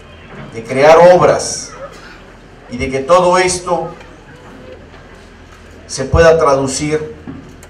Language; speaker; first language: Spanish; native; Spanish